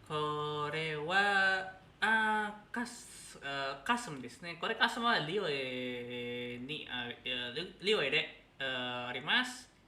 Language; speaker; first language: Japanese; non-native, learner; Indonesian